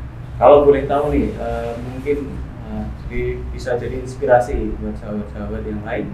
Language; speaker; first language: Indonesian; native; Indonesian